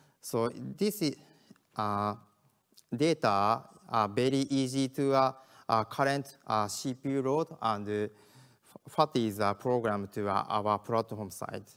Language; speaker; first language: English; non-native, learner; Japanese